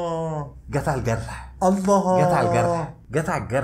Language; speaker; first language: Arabic; native; Arabic